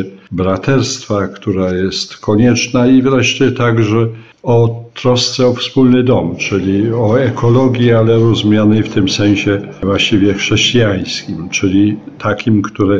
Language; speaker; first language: Polish; native; Polish